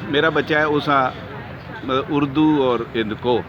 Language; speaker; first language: Urdu; non-native, local second language; Punjabi